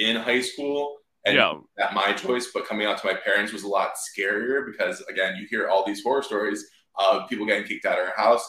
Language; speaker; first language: English; native; English